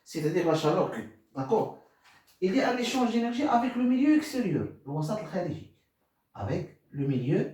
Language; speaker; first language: French; non-native, local second language; Arabic